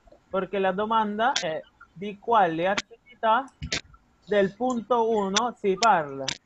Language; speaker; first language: Italian; non-native, fluent; Spanish